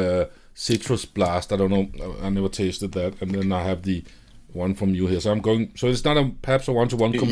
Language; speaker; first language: English; non-native, fluent; Danish